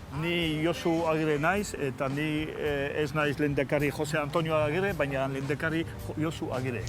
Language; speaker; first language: Basque; early bilingual, heritage; Basque